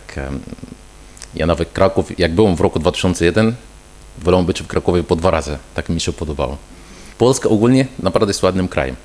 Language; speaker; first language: Polish; non-native, fluent; Arabic